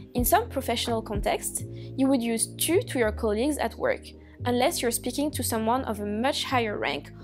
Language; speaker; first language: English; non-native, fluent; French